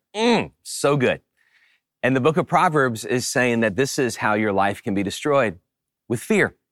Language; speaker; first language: English; native; English